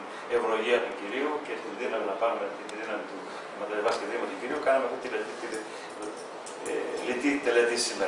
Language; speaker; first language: Greek; native; Greek